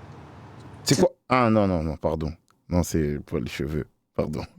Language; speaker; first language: French; native; French